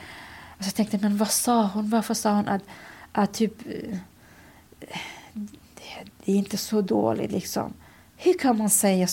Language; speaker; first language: Swedish; non-native, fluent; Kurdish